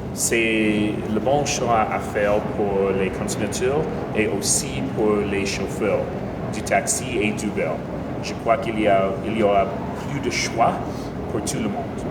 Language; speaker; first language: French; non-native, learner; English